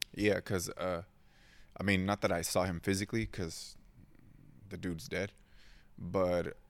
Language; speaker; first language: English; early bilingual, other home language; Spanish